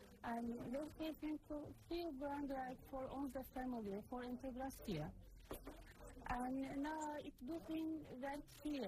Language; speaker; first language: Dutch; non-native, learner; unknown